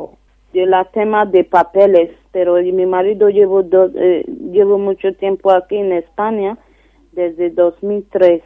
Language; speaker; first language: Spanish; non-native, learner; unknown